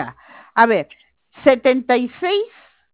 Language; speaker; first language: Spanish; native; Spanish